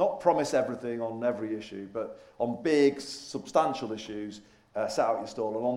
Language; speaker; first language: English; native; English